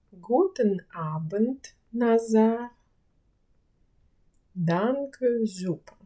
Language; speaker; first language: German; non-native, fluent; Ukrainian